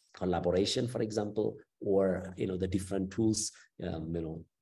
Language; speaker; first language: English; non-native, fluent; Amharic